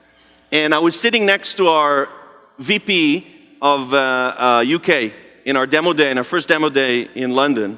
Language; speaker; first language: English; non-native, fluent; Hebrew